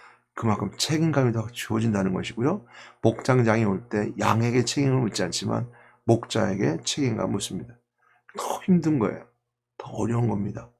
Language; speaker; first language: Korean; native; Korean